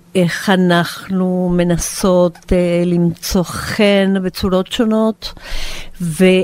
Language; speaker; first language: Hebrew; non-native, fluent; Spanish